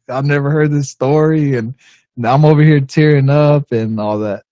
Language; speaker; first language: English; early bilingual, other home language; Spanish